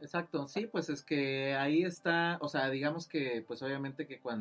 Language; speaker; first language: Spanish; native; Spanish